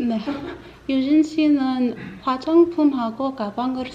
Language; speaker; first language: Korean; non-native, learner; English